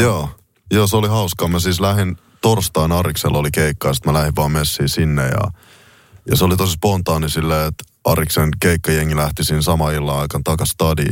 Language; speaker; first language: Finnish; native; Finnish